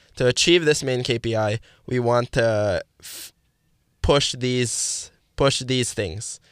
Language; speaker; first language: English; non-native, local second language; Filipino